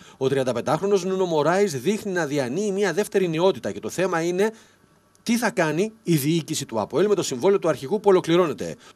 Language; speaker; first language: Greek; native; Greek